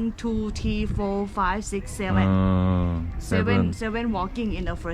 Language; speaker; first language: English; non-native, learner; Thai